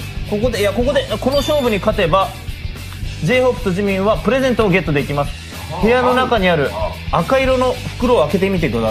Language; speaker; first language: Japanese; native; Japanese